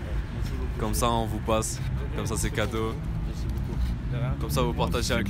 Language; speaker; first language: French; native; French